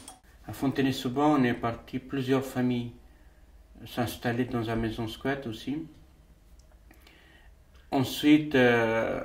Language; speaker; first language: French; non-native, fluent; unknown